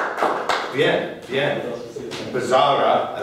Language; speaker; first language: Spanish; non-native, learner; English